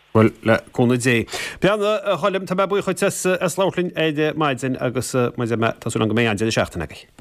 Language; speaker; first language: Irish; native; Irish